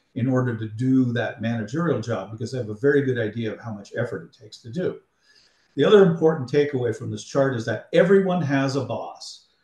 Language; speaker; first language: English; native; English